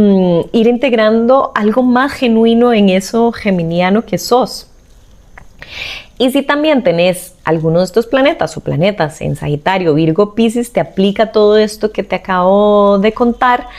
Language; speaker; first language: Spanish; native; Spanish